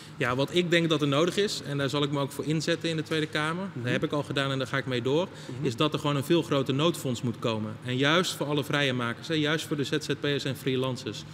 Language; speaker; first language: Dutch; native; Dutch